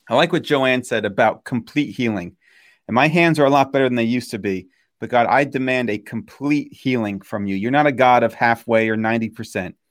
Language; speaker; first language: English; native; English